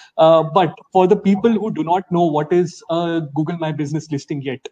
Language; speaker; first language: English; non-native, local second language; Hindi